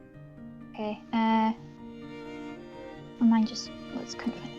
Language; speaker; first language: English; native; English